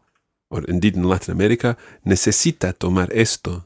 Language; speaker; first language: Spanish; non-native, fluent; English